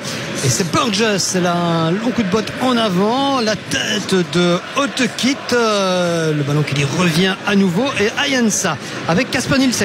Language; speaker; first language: French; native; French